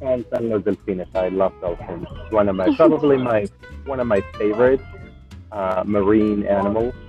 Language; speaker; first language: English; native; English